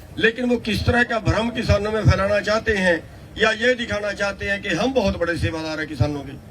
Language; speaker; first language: Hindi; native; Hindi